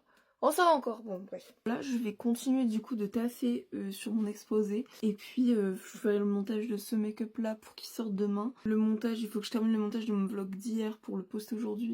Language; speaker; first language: French; native; French